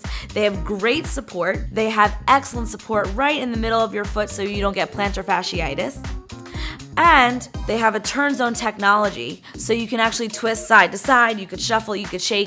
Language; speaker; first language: English; native; English